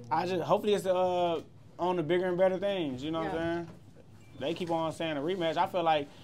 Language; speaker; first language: English; native; English